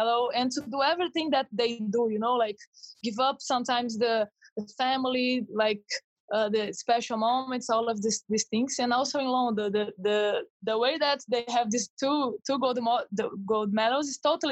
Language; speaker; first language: English; non-native, fluent; Portuguese